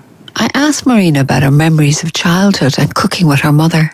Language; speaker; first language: English; native; English